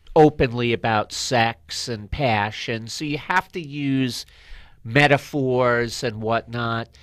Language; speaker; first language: English; native; English